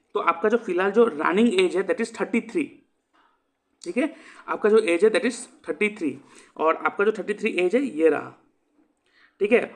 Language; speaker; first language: Hindi; non-native, local second language; Assamese